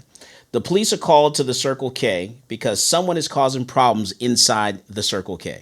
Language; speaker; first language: English; native; English